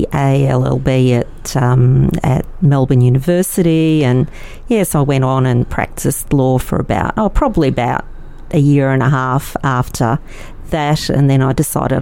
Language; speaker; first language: English; non-native, local second language; Yiddish